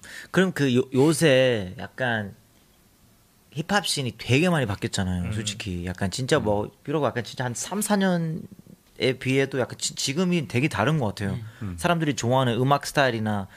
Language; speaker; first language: Korean; early bilingual, other home language; English